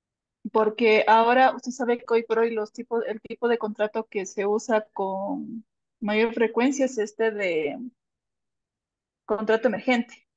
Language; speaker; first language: Spanish; native; Spanish